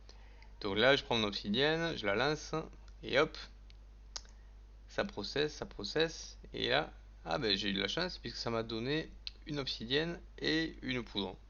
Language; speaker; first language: French; native; French